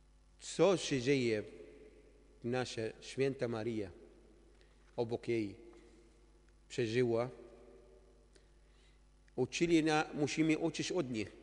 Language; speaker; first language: Polish; non-native, learner; Arabic